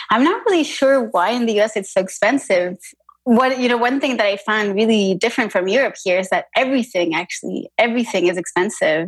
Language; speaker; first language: English; non-native, fluent; French